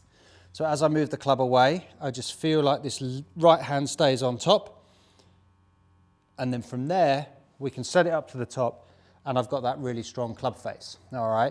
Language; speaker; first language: English; native; English